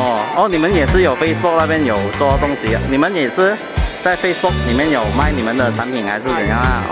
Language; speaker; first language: Chinese; non-native, local second language; Cantonese